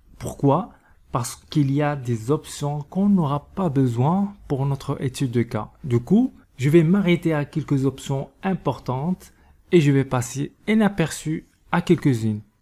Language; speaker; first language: French; non-native, local second language; Arabic